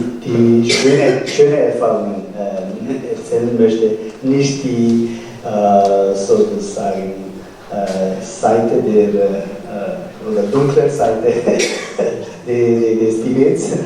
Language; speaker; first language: German; non-native, fluent; Tibetan